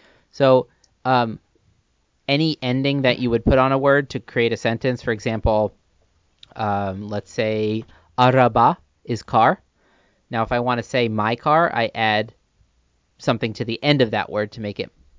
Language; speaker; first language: English; native; English